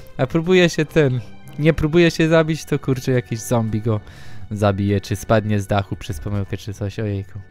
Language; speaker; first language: Polish; early bilingual, heritage; Polish